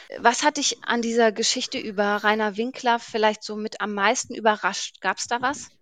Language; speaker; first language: German; native; German